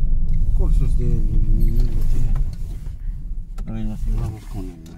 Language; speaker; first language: Spanish; non-native, fluent; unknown